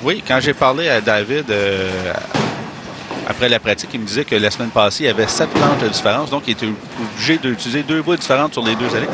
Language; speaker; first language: French; native; French